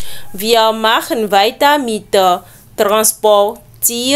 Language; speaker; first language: German; non-native, learner; French